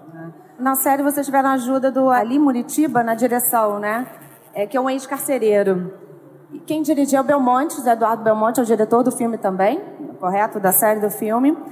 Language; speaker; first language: Portuguese; native; Portuguese